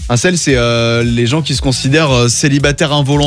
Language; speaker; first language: French; native; French